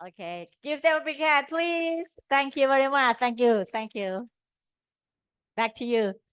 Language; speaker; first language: English; non-native, learner; Thai